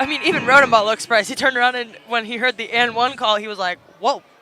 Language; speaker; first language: English; native; English